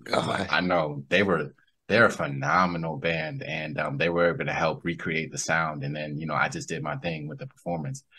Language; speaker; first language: English; native; English